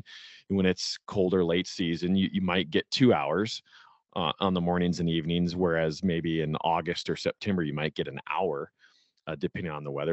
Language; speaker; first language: English; native; English